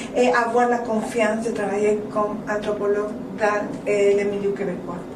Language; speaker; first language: French; non-native, learner; Spanish